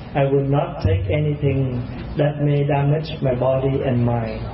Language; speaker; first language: English; non-native, fluent; Vietnamese